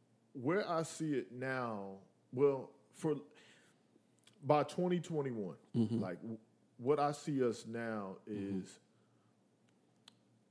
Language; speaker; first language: English; early bilingual, other home language; Spanish